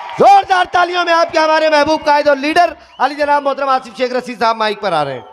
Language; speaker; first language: Hindi; native; Hindi